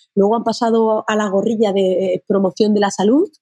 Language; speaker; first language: Spanish; native; Spanish